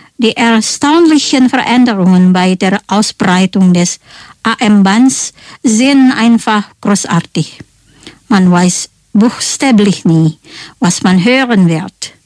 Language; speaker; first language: German; non-native, fluent; Indonesian